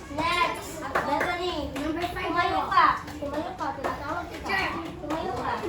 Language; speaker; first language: Filipino; non-native, local second language; Cebuano